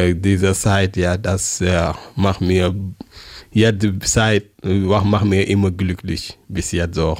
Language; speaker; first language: German; non-native, learner; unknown